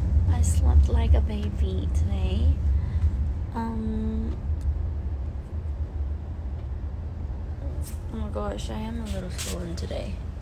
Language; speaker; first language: English; early bilingual, other home language; Korean